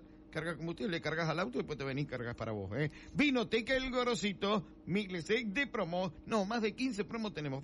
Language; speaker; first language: Spanish; native; Spanish